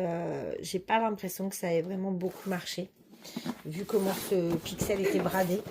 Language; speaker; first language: French; native; French